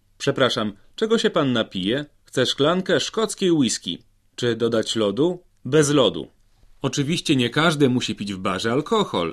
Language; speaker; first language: Polish; native; Polish